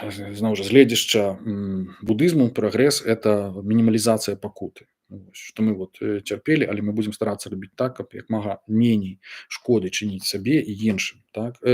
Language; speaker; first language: Belarusian; non-native, local second language; Russian